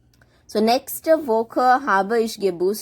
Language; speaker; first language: German; non-native, fluent; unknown